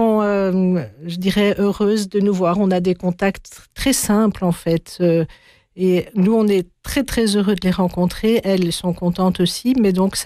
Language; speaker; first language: French; native; French